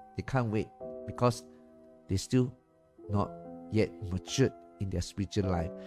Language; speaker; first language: English; non-native, local second language; Chinese